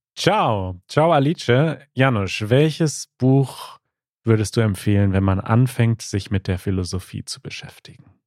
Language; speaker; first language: German; native; German